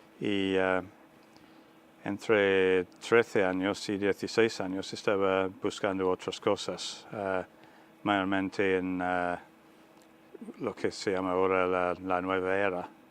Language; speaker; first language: Spanish; non-native, fluent; English